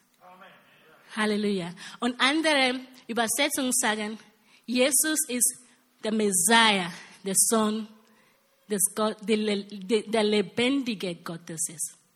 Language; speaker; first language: German; non-native, learner; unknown